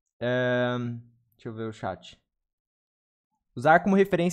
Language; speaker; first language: Portuguese; native; Portuguese